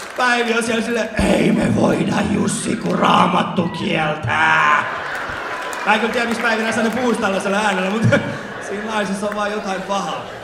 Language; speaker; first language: Finnish; early bilingual, other home language; Persian